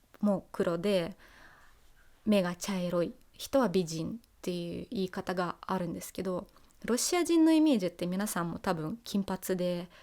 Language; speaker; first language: Japanese; non-native, fluent; Russian